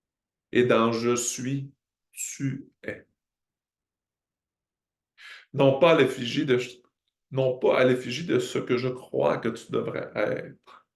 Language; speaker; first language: French; native; French